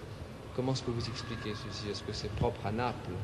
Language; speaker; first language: French; native; French